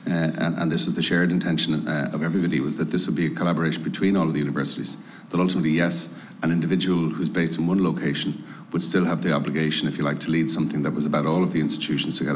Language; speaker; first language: English; native; English